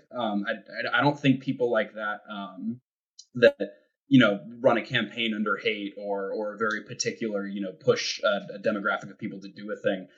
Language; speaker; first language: English; native; English